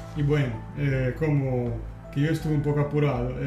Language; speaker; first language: Spanish; non-native, learner; Italian